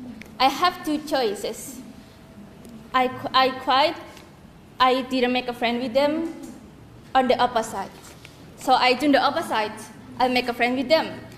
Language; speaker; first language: English; non-native, learner; Indonesian